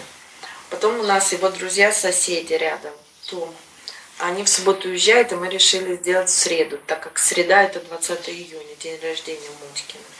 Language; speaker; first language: Russian; native; Russian